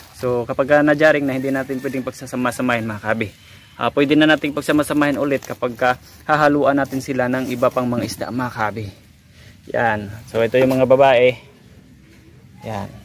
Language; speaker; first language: Filipino; non-native, local second language; Cebuano